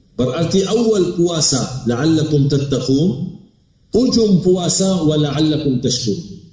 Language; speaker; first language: Malay; non-native, fluent; Arabic